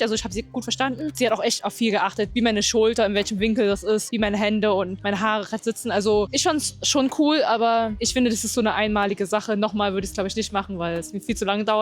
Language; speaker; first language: German; native; German